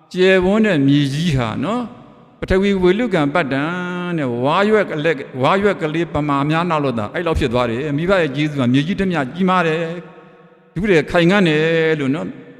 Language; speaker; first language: Burmese; native; Burmese